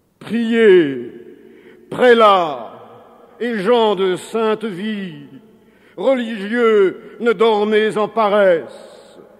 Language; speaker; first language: French; native; French